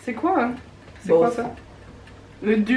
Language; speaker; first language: French; non-native, learner; English